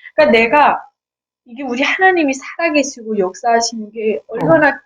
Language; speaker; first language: Korean; native; Korean